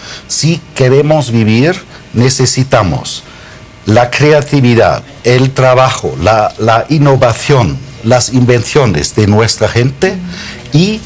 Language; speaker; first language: Spanish; non-native, fluent; German